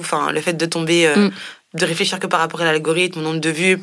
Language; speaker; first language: French; native; French